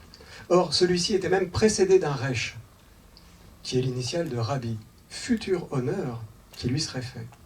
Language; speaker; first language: French; native; French